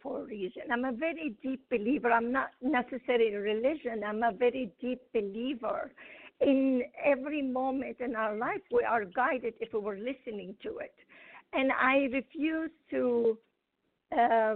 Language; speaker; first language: English; non-native, fluent; Arabic